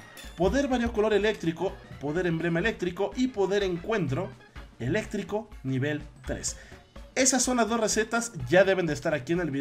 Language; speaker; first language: Spanish; native; Spanish